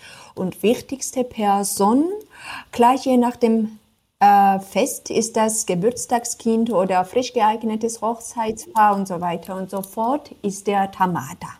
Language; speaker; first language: German; non-native, fluent; Georgian